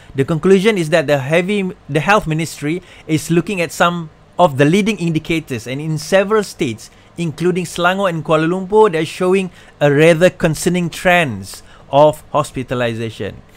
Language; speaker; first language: English; non-native, local second language; Malay